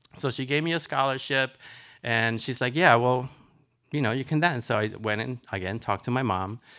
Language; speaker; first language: English; early bilingual, other home language; Spanish